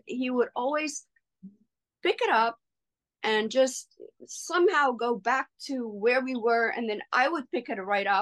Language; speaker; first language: English; non-native, local second language; Afrikaans